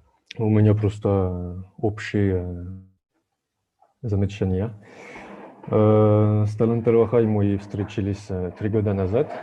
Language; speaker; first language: Russian; non-native, fluent; French